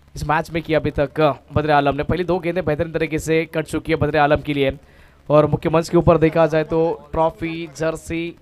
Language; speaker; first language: Hindi; non-native, local second language; Marathi